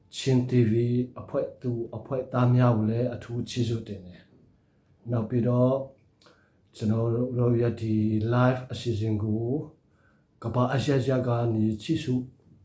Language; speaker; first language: Burmese; non-native, local second language; Hakha Chin